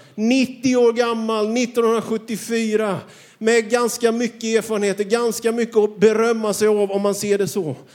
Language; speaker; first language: Swedish; native; Swedish